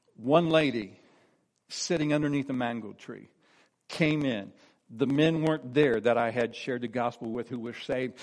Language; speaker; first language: English; native; English